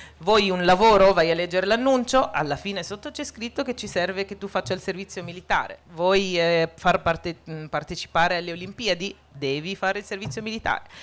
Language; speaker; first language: Italian; non-native, fluent; Arabic